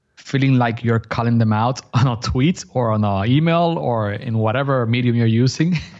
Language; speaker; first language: English; non-native, fluent; Spanish